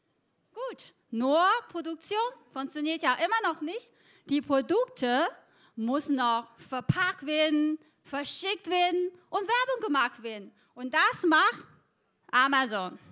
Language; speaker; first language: German; non-native, fluent; Chinese